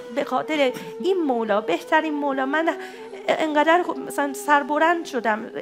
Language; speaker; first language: Persian; non-native, fluent; Japanese